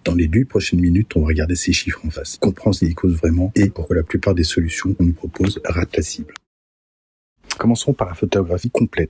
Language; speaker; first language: French; native; French